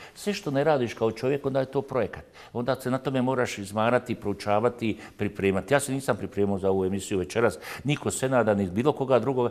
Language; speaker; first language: Bosnian; native; Bosnian